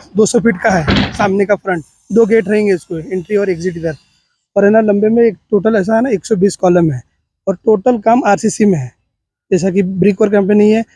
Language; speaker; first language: Hindi; native; Hindi